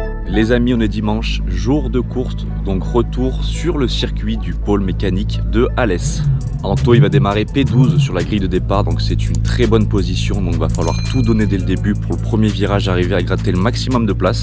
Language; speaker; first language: French; native; French